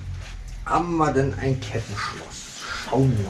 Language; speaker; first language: German; native; German